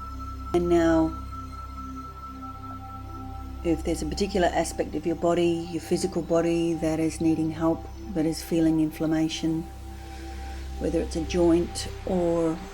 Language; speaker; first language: English; native; English